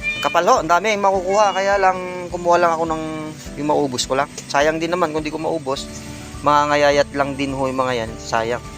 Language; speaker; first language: Filipino; non-native, local second language; Iloko